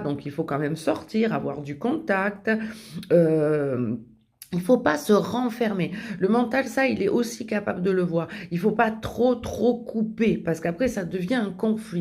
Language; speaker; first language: French; native; French